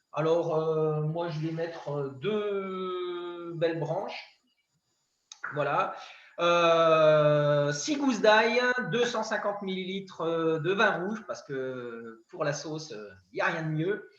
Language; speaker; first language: French; native; French